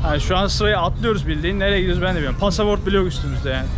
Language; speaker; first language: Turkish; native; Turkish